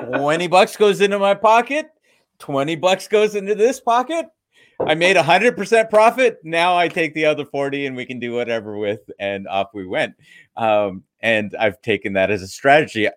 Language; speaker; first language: English; early bilingual, other home language; Hindi